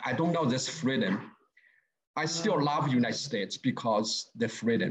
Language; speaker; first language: English; non-native, learner; Chinese